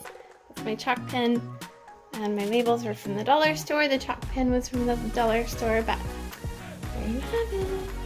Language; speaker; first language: English; native; English